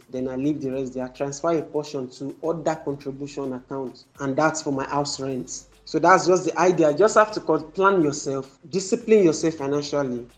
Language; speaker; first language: English; non-native, local second language; Yoruba